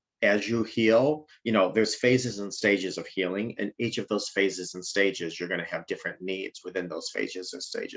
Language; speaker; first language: English; native; English